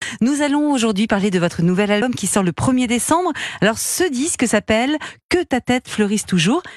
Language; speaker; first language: French; native; French